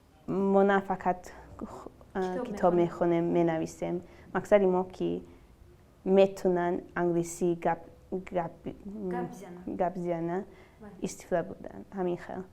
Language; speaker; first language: Persian; early bilingual, other home language; English